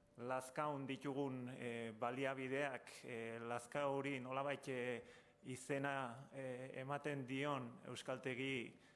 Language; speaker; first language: Basque; native; Basque